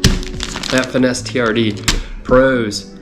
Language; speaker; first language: English; native; English